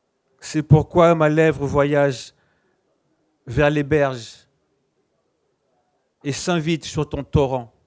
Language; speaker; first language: French; native; French